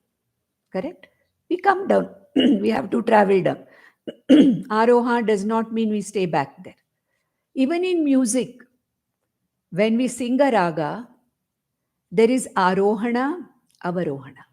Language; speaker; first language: English; non-native, local second language; Konkani